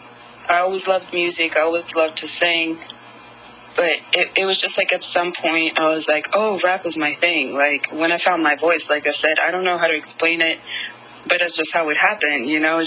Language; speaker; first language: English; non-native, fluent; Russian